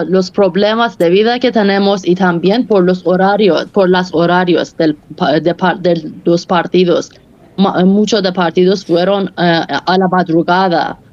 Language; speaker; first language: Spanish; non-native, fluent; Persian